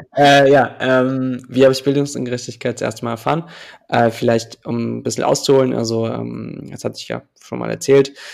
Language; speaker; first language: German; early bilingual, other home language; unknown